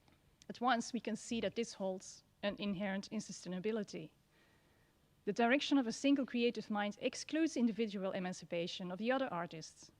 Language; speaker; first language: English; non-native, fluent; Dutch